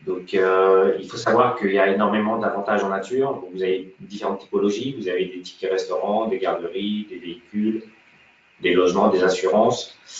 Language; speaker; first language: French; native; French